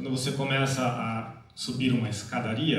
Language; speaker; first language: Portuguese; native; Portuguese